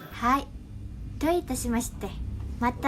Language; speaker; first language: Japanese; non-native, learner; Indonesian